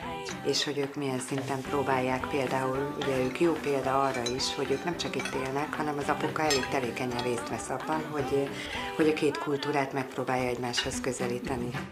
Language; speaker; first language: Hungarian; early bilingual, heritage; Hungarian